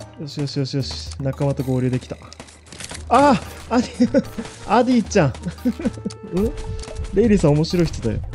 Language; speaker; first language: Japanese; native; Japanese